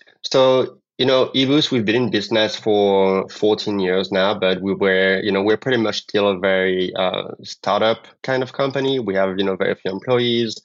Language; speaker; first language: English; non-native, fluent; French